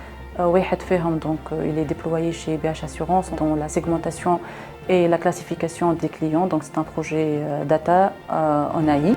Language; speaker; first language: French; non-native, local second language; Arabic